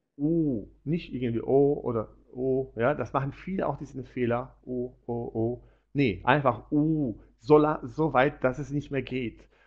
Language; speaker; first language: German; non-native, fluent; Polish